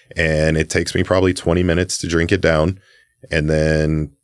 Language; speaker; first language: English; native; English